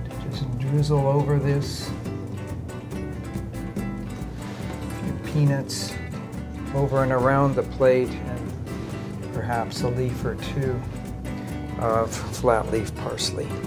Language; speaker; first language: English; native; English